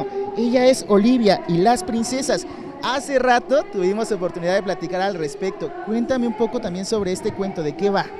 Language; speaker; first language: Spanish; native; Spanish